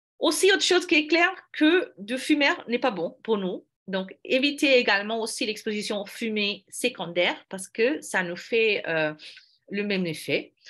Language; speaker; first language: French; non-native, fluent; English